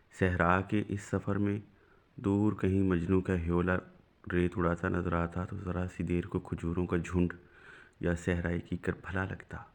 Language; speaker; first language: Urdu; non-native, local second language; Punjabi